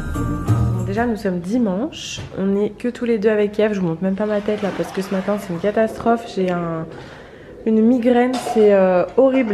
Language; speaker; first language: French; native; French